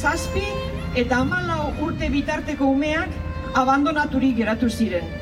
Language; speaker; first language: Basque; native; Basque